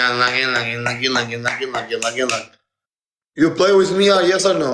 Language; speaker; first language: English; non-native, learner; Albanian